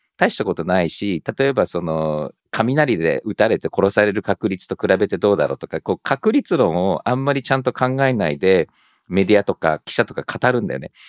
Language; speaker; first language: Japanese; early bilingual, heritage; Japanese